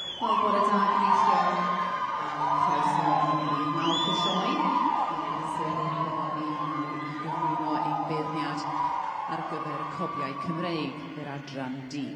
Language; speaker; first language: Welsh; native; Welsh